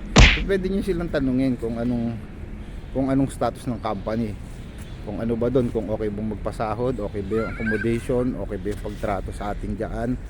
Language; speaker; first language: Filipino; native; Filipino